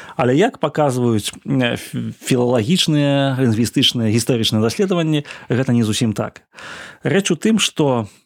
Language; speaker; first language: Belarusian; non-native, local second language; Russian